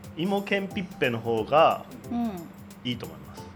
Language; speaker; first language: Japanese; native; Japanese